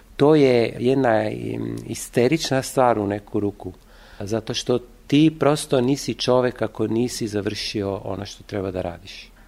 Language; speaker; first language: Serbian; non-native, fluent; Italian